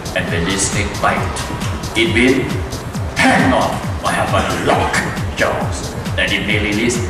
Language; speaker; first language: English; non-native, learner; Thai